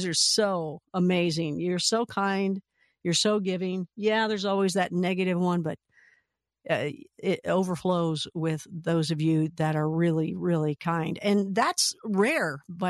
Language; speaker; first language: English; native; English